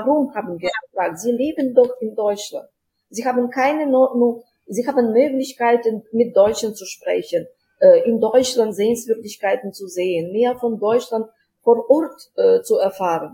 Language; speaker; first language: German; non-native, fluent; Ukrainian